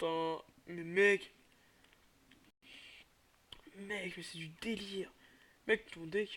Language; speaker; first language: French; native; French